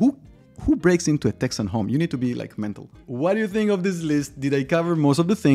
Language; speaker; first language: English; non-native, fluent; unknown